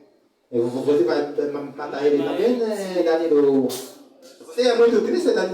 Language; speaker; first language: French; non-native, learner; Haitian Creole